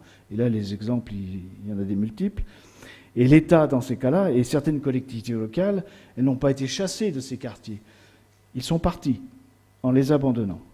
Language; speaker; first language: French; native; French